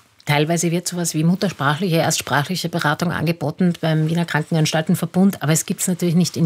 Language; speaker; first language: German; native; German